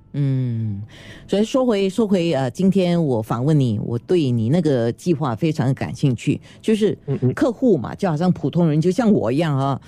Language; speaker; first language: Chinese; native; Chinese